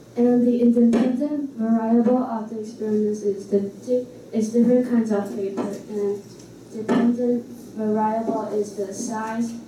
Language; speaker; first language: English; non-native, learner; Chinese